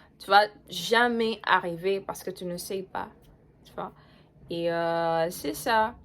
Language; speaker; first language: French; non-native, fluent; Portuguese